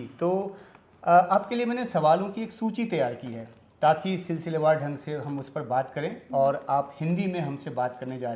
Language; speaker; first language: Hindi; native; Hindi